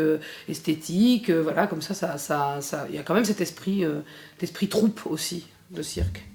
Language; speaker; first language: French; native; French